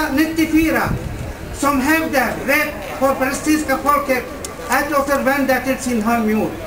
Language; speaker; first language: Swedish; non-native, fluent; Arabic